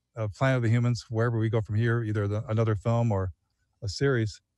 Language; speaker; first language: English; native; English